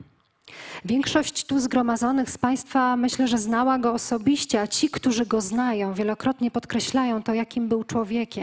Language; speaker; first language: Polish; native; Polish